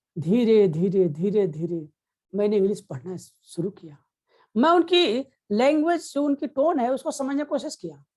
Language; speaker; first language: Hindi; native; Hindi